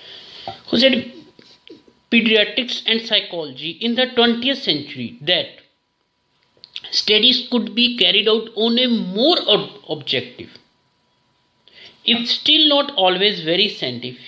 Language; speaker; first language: English; non-native, local second language; Hindi